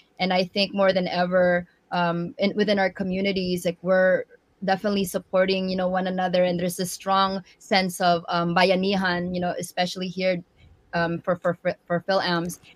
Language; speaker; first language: English; early bilingual, other home language; Waray